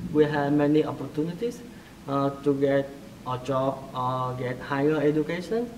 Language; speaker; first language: English; non-native, fluent; Vietnamese